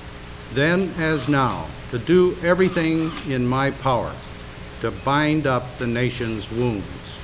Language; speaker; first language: English; native; English